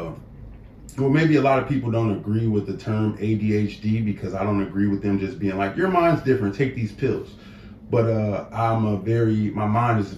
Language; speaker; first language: English; native; English